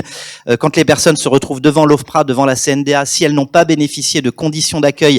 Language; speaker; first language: French; native; French